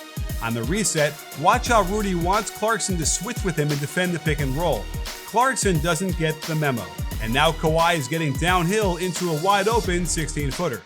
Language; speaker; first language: English; native; English